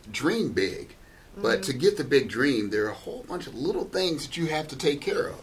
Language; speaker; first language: English; native; English